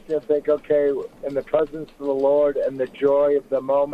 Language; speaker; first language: English; native; English